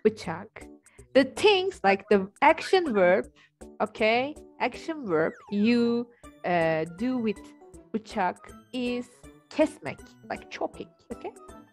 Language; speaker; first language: English; non-native, fluent; Turkish